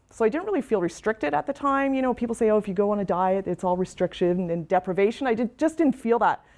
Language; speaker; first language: English; native; English